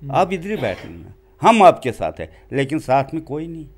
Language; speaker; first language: Hindi; non-native, local second language; Kashmiri